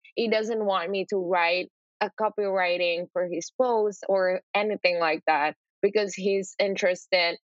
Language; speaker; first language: English; non-native, fluent; Indonesian